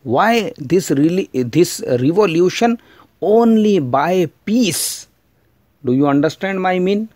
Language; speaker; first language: English; non-native, learner; Urdu